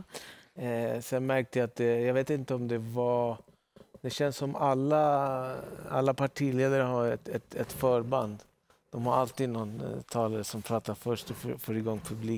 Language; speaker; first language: Swedish; native; Swedish